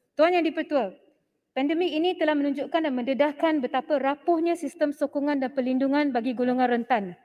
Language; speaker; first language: Malay; non-native, local second language; Tamil